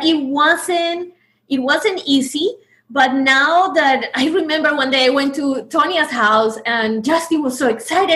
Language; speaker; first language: English; non-native, fluent; Spanish